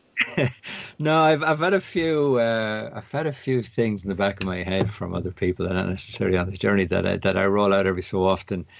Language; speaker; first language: English; native; English